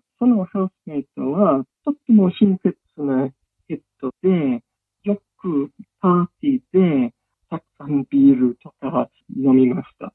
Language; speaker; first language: Japanese; non-native, learner; English